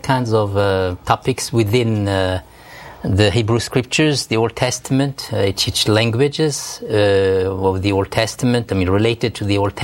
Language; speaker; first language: English; non-native, fluent; Arabic